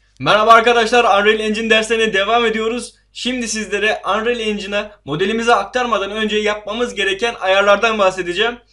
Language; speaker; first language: Turkish; native; Turkish